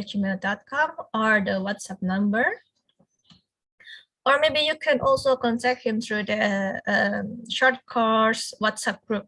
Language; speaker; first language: English; non-native, fluent; Indonesian